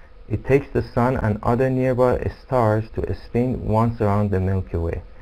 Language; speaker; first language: English; non-native, fluent; Persian